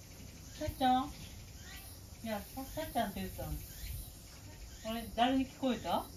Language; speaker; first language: Japanese; native; Japanese